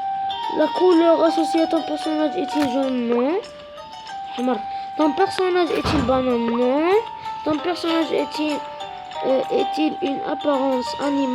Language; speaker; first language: French; non-native, local second language; Arabic